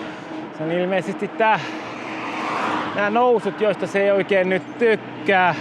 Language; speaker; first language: Finnish; native; Finnish